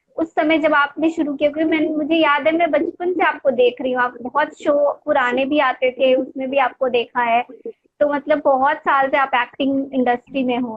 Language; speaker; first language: Hindi; native; Hindi